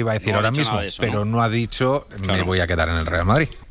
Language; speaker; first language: Spanish; native; Spanish